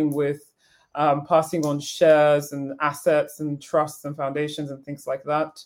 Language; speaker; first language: English; non-native, local second language; Yoruba